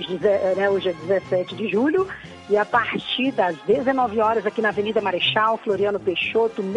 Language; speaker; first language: Portuguese; native; Portuguese